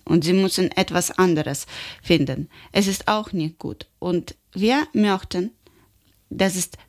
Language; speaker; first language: German; non-native, learner; Ukrainian